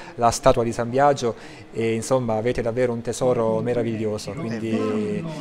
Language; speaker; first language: Italian; native; Italian